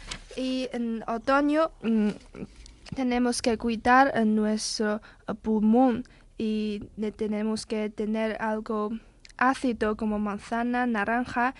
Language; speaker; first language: Spanish; non-native, learner; Chinese